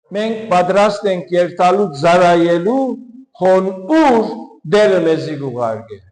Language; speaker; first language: Armenian; early bilingual, heritage; Armenian